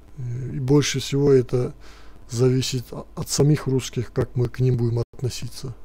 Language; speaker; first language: Russian; non-native, local second language; Turkish